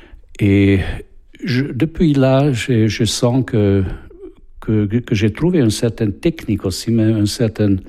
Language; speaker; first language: French; non-native, fluent; Hungarian